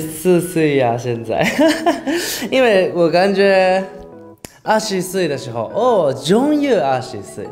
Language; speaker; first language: Chinese; non-native, learner; Japanese